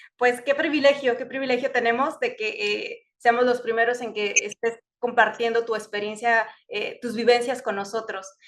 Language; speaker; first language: Spanish; native; Spanish